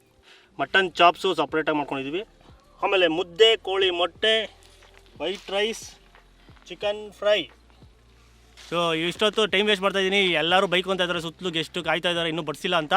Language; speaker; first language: Kannada; native; Kannada